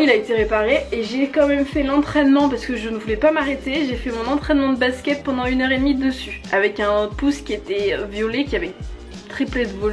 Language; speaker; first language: French; native; French